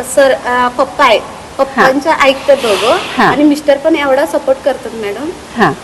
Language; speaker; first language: Marathi; non-native, local second language; Telugu